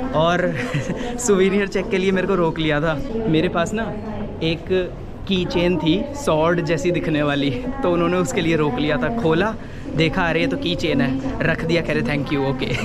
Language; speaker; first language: Hindi; native; Hindi